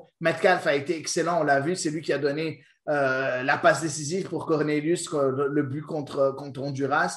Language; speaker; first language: French; native; French